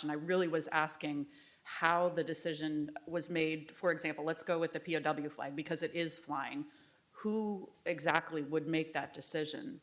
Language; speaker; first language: English; native; English